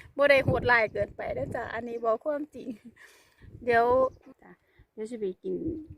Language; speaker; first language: Thai; native; Thai